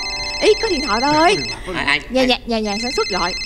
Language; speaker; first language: Vietnamese; native; Vietnamese